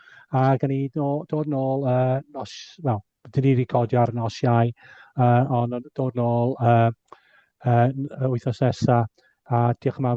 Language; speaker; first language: Welsh; non-native, fluent; English